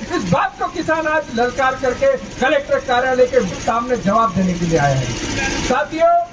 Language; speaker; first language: Hindi; native; Hindi